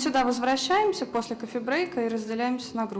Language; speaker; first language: Russian; native; Russian